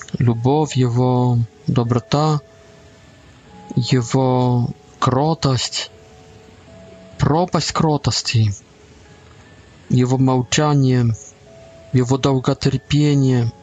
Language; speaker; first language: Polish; non-native, learner; Russian